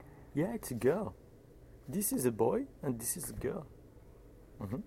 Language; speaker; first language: English; non-native, fluent; French